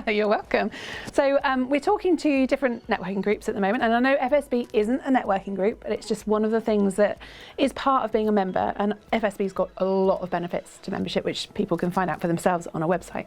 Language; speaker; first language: English; native; English